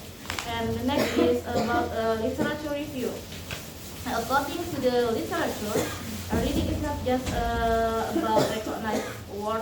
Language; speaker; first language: English; non-native, learner; Indonesian